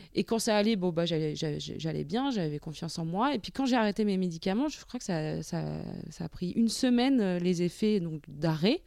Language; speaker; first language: French; native; French